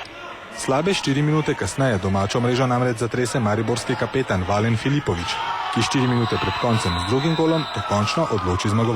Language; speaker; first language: Slovenian; native; Slovenian